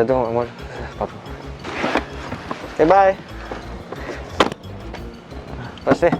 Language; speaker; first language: Russian; non-native, learner; Cantonese